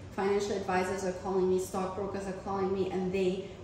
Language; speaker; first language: English; non-native, fluent; German